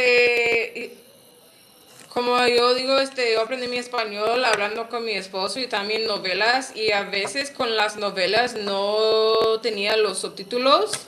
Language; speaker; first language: Spanish; non-native, learner; English